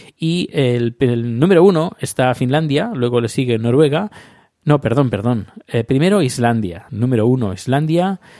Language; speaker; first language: Spanish; native; Spanish